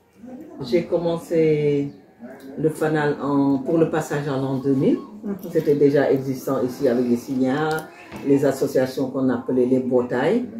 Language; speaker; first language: French; non-native, local second language; Wolof